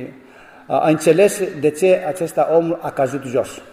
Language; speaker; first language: Romanian; non-native, learner; Greek